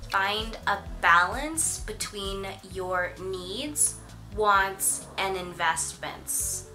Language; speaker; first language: English; native; English